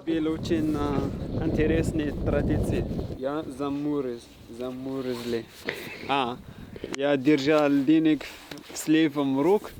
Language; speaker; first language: Russian; non-native, learner; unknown